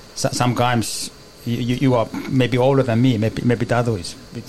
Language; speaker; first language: English; non-native, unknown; Finnish